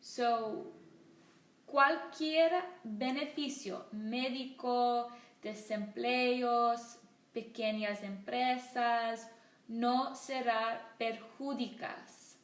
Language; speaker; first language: Spanish; non-native, learner; English